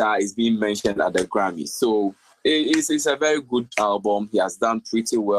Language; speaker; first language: English; non-native, local second language; Akan